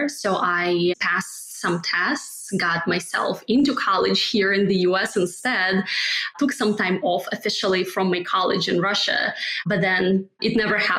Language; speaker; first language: English; non-native, fluent; Russian